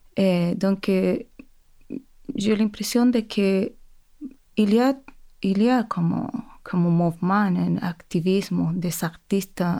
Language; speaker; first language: French; non-native, fluent; Spanish